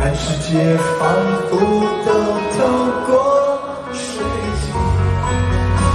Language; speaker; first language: Chinese; native; Chinese